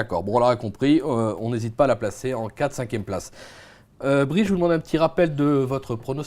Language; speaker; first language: French; native; French